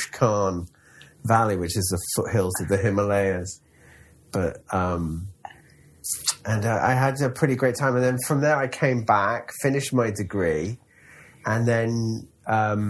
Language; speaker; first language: English; native; English